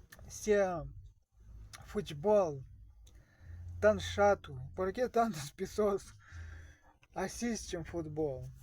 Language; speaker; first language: Portuguese; non-native, learner; Russian